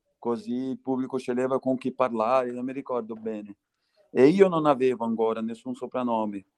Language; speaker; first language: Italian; non-native, fluent; Portuguese